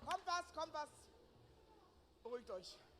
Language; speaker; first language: German; native; German